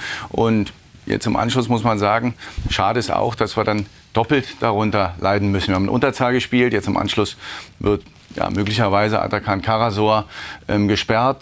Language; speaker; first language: German; native; German